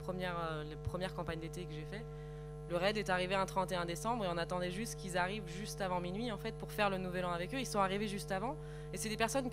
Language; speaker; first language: French; native; French